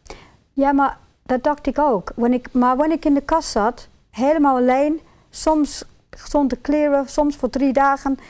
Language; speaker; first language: Dutch; non-native, fluent; English